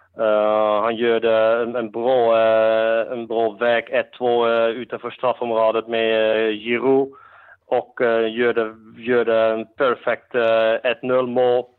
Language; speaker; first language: Swedish; non-native, fluent; Dutch